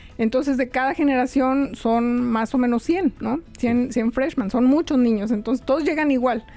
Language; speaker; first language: Spanish; native; Spanish